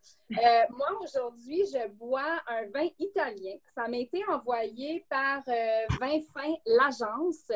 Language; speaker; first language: French; native; French